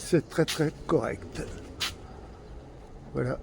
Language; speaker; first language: French; native; French